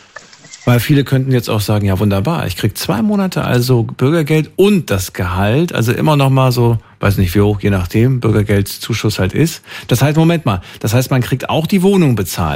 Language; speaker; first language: German; native; German